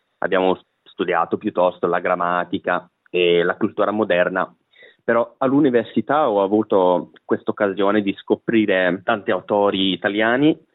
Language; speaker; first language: Italian; non-native, fluent; English